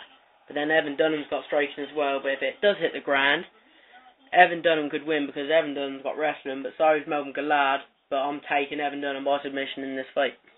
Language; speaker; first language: English; native; English